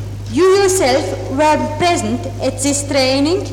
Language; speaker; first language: English; non-native, fluent; Czech